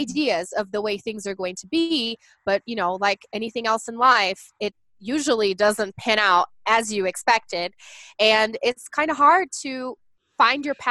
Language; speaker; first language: English; non-native, fluent; Portuguese